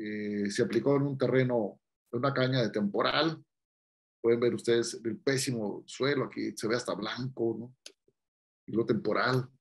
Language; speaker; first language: Spanish; native; Spanish